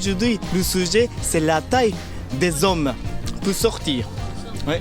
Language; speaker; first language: French; non-native, learner; Japanese